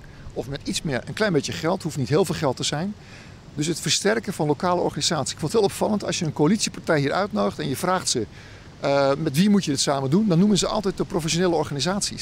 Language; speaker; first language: Dutch; native; Dutch